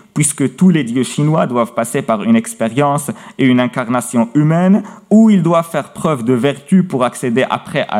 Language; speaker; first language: French; non-native, local second language; Arabic